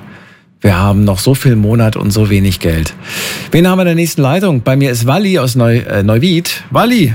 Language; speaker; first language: German; native; German